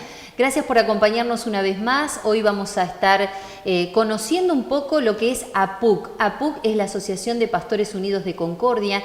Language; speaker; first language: Spanish; native; Spanish